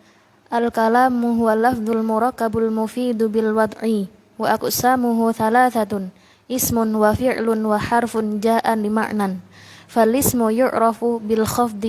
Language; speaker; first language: Arabic; non-native, learner; Indonesian